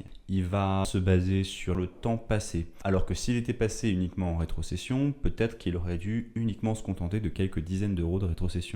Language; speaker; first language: French; native; French